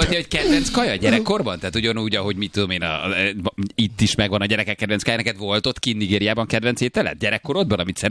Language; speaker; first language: Hungarian; native; Hungarian